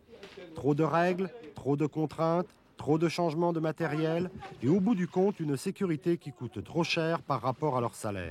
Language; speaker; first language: French; native; French